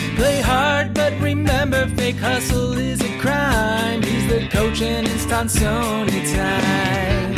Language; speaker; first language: English; native; English